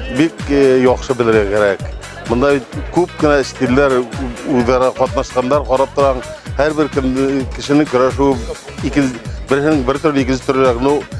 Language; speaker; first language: Tatar; non-native, local second language; Bashkir